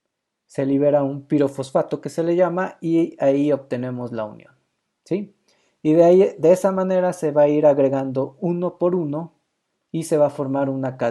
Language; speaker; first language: Spanish; native; Spanish